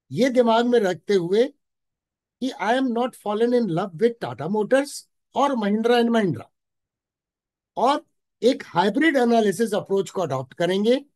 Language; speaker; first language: Hindi; native; Hindi